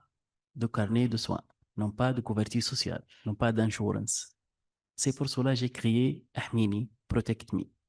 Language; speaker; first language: French; non-native, local second language; Arabic